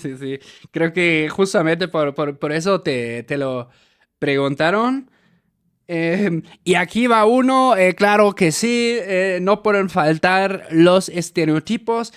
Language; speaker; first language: Spanish; native; Spanish